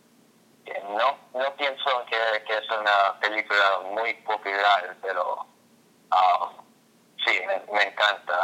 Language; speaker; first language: Spanish; non-native, fluent; English